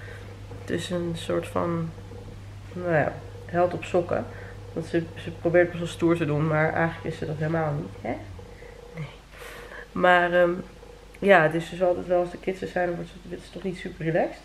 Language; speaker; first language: Dutch; native; Dutch